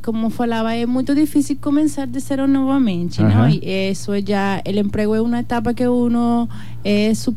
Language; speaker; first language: Portuguese; non-native, learner; Spanish